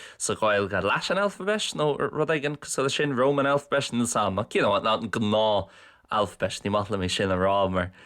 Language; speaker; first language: Irish; non-native, local second language; English